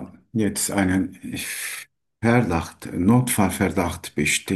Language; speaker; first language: German; non-native, learner; Turkish